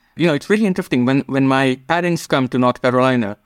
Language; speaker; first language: English; non-native, local second language; Gujarati